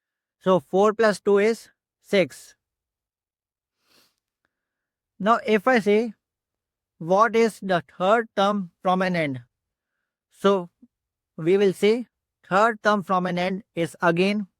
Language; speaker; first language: English; non-native, local second language; Hindi